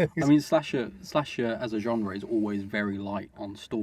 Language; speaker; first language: English; native; English